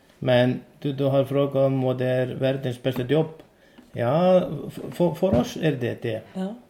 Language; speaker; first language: Swedish; non-native, learner; Icelandic